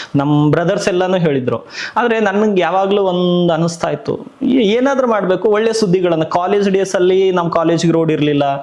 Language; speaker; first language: Kannada; native; Kannada